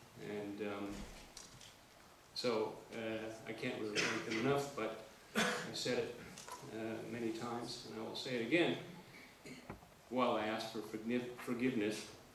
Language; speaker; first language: English; native; English